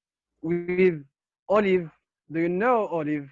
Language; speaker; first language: English; non-native, learner; Arabic